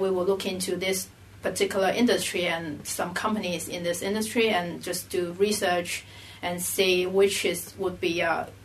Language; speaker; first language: English; non-native, local second language; Cantonese